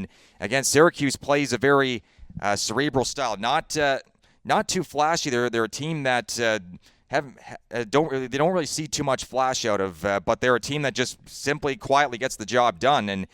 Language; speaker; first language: English; native; English